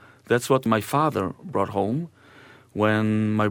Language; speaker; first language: English; non-native, fluent; Hebrew